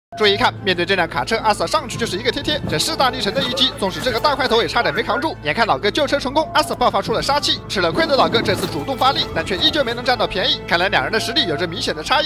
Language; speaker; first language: Chinese; native; Chinese